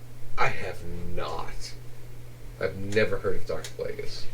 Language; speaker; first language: English; native; English